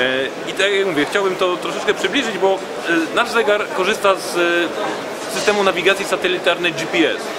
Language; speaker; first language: Polish; native; Polish